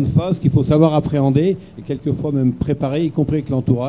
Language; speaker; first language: French; native; French